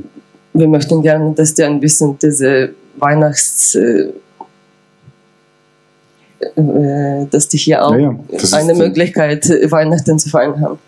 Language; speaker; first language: German; non-native, fluent; Ukrainian